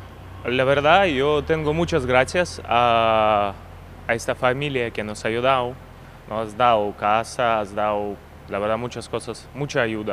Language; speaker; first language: Spanish; non-native, learner; Ukrainian